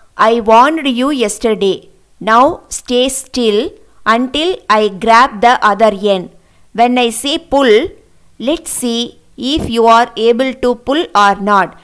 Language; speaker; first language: English; non-native, local second language; Tamil